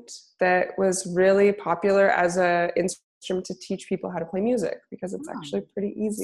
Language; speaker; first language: English; native; English